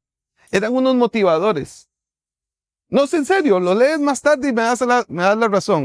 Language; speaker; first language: Spanish; native; Spanish